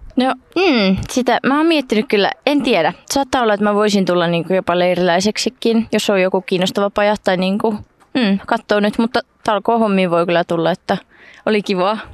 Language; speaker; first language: Finnish; early bilingual, heritage; Finnish